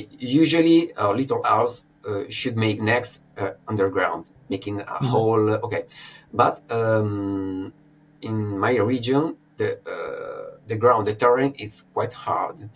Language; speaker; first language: English; non-native, fluent; Italian